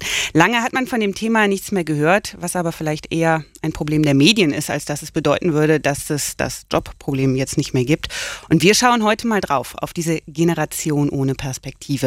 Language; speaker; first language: German; native; German